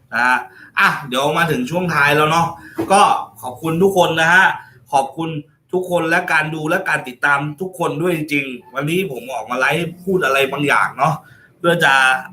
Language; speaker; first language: Thai; native; Thai